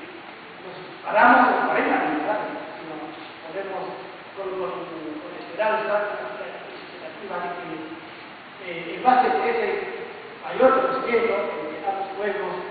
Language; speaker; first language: Spanish; non-native, fluent; Chinese